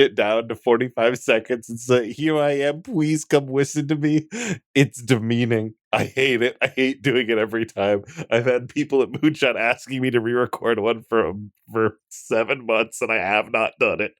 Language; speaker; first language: English; native; English